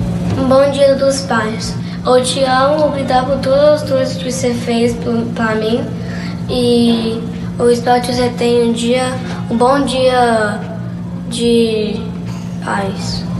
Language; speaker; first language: Portuguese; early bilingual, heritage; Portuguese